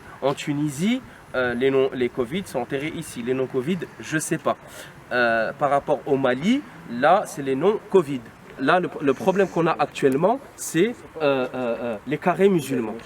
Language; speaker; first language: French; native; French